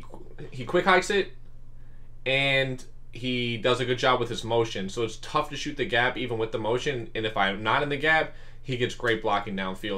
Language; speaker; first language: English; native; English